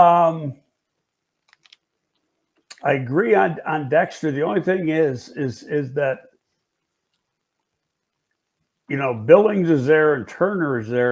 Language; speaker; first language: English; native; English